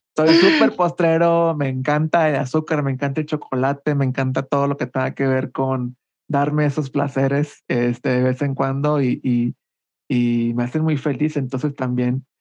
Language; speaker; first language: Spanish; native; Spanish